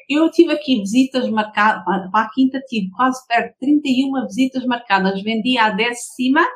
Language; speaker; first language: Portuguese; early bilingual, heritage; Portuguese